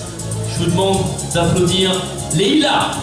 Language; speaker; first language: French; native; French